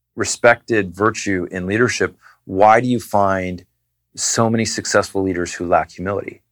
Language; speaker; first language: English; native; English